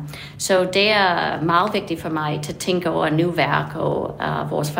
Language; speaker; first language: Danish; non-native, fluent; English